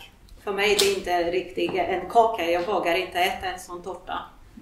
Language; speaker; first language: Swedish; non-native, fluent; Polish